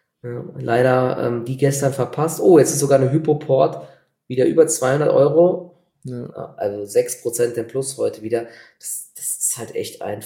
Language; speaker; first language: German; native; German